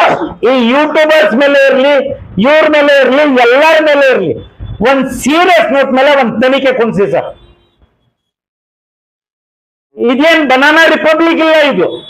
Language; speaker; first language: Kannada; native; Kannada